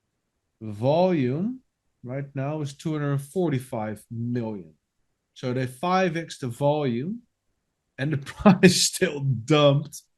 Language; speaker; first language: English; non-native, fluent; Dutch